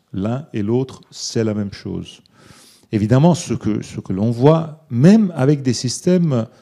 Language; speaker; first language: French; early bilingual, other home language; Italian